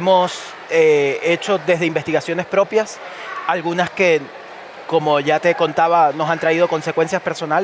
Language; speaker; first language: Spanish; native; Spanish